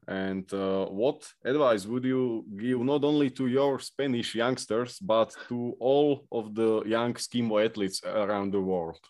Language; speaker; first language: English; non-native, fluent; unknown